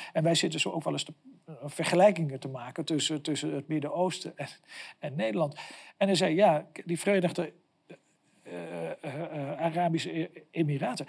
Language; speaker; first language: Dutch; native; Dutch